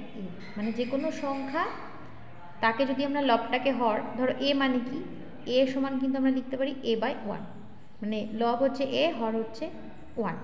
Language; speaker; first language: Bangla; native; Bangla